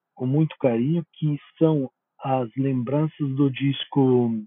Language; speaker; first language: Portuguese; non-native, fluent; Italian